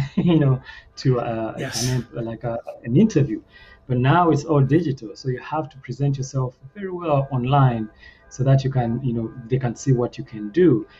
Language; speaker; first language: English; non-native, local second language; Ganda